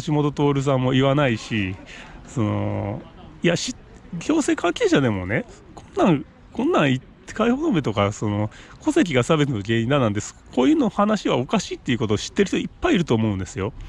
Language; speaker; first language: Japanese; native; Japanese